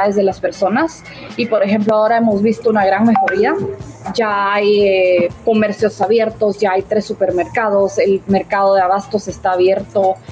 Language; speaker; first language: Spanish; native; Spanish